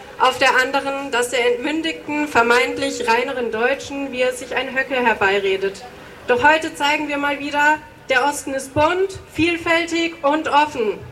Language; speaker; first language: German; native; German